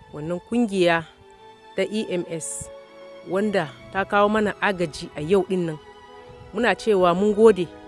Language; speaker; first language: Hausa; non-native, local second language; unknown